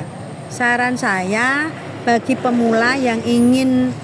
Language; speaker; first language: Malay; non-native, local second language; Javanese